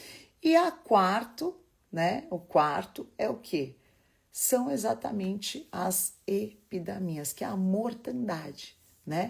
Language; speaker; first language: Portuguese; native; Portuguese